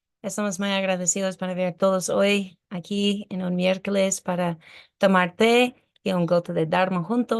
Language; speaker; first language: Spanish; non-native, learner; English